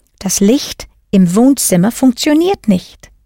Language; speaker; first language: German; non-native, fluent; English